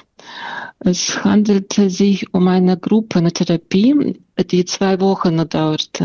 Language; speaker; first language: German; non-native, fluent; Russian